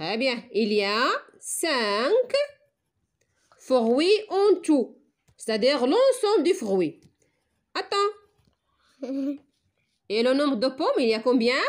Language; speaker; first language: French; non-native, local second language; Arabic